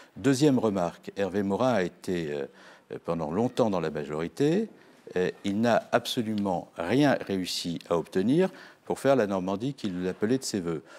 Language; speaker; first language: French; native; French